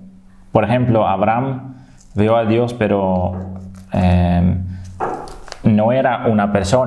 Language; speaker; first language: Spanish; non-native, fluent; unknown